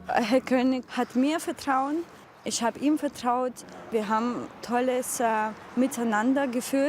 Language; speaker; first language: German; non-native, fluent; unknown